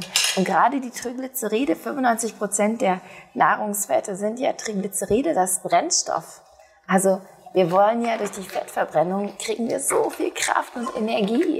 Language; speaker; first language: German; native; German